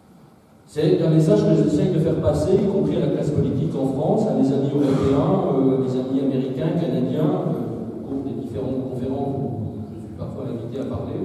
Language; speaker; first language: French; native; French